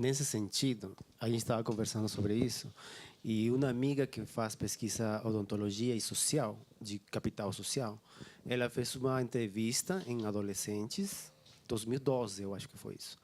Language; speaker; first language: Portuguese; non-native, fluent; Spanish